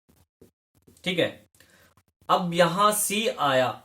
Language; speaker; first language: Hindi; native; Hindi